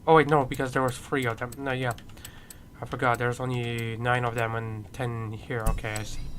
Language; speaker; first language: English; non-native, fluent; Polish